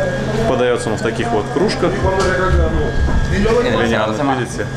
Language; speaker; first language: Russian; native; Russian